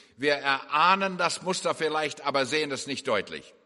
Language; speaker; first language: German; early bilingual, heritage; English